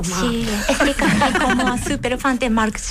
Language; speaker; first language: Catalan; non-native, learner; Japanese